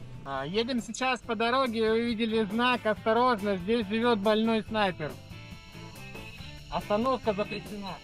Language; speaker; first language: Russian; native; Russian